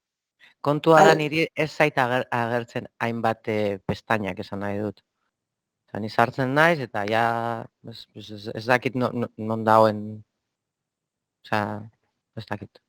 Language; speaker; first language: Basque; non-native, local second language; Spanish